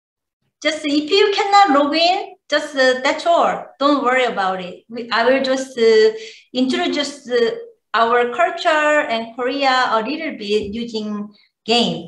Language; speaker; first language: English; non-native, learner; Korean